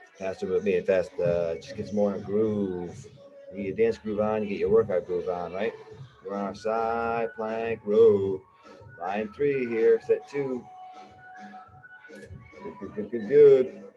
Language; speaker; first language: English; native; English